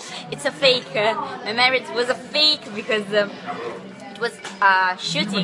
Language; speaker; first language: English; non-native, fluent; Italian